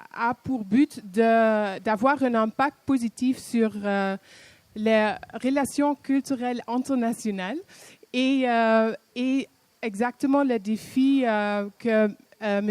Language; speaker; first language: French; non-native, fluent; Dutch